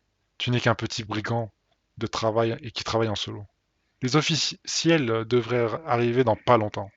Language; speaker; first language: French; native; French